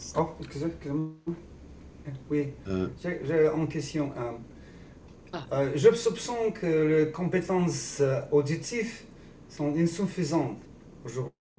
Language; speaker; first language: French; non-native, learner; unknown